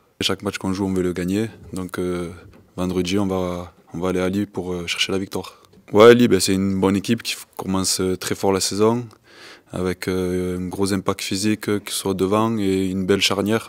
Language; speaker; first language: French; native; French